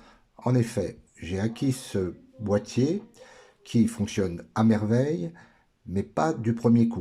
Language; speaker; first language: French; native; French